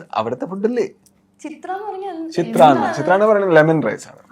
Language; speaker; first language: Malayalam; non-native, learner; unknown